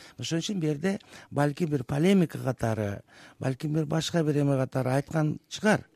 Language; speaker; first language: Kyrgyz; native; Kyrgyz